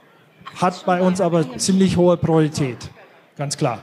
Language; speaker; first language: German; non-native, fluent; English